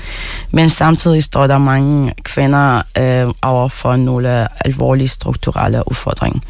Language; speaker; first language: Danish; non-native, fluent; Arabic